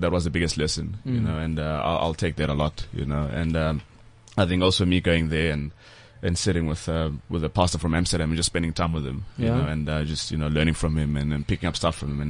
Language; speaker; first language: English; non-native, local second language; Zulu